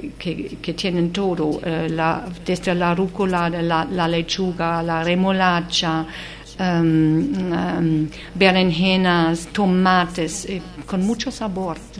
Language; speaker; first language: Spanish; non-native, fluent; German